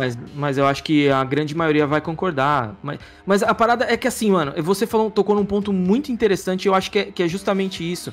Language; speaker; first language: Portuguese; native; Portuguese